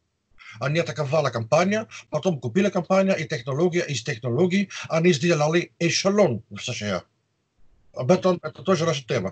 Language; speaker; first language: Russian; non-native, fluent; Dutch